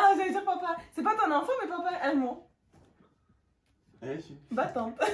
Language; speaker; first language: French; native; French